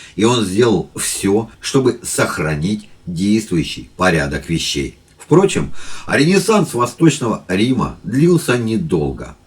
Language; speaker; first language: Russian; native; Russian